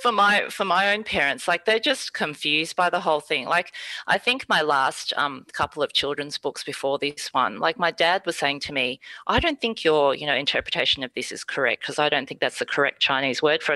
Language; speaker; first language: English; early bilingual, other home language; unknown